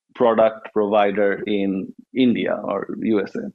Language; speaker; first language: English; non-native, local second language; Bangla